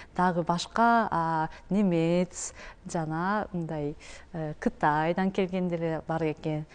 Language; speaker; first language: Kyrgyz; non-native, learner; Japanese